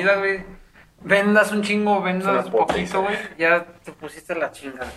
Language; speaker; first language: Spanish; native; Spanish